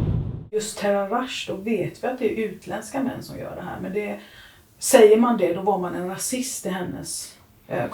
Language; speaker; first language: Swedish; non-native, fluent; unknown